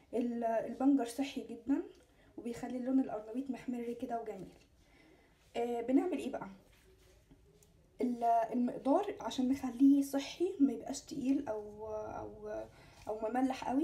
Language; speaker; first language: Arabic; native; Arabic